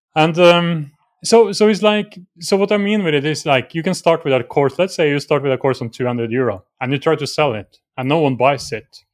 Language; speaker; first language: English; non-native, fluent; Norwegian